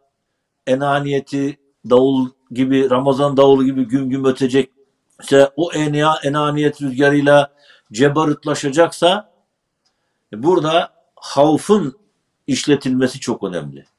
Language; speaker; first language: Turkish; native; Turkish